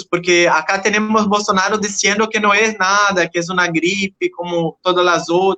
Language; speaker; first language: Spanish; non-native, learner; Portuguese